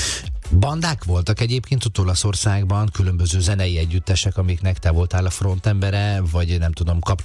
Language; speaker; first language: Hungarian; native; Hungarian